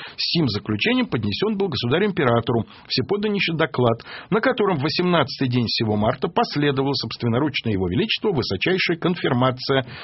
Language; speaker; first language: Russian; native; Russian